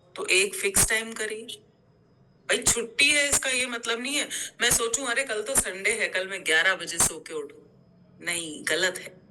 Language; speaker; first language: Hindi; non-native, local second language; Gujarati